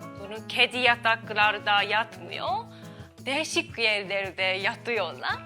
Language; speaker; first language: Turkish; non-native, learner; Japanese